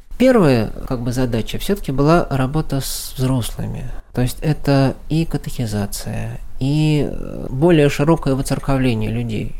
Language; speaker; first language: Russian; native; Russian